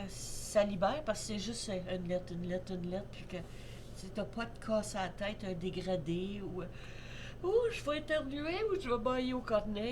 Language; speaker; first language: French; native; French